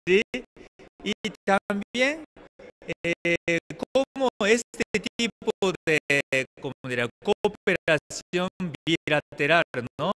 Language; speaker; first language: Spanish; non-native, learner; Japanese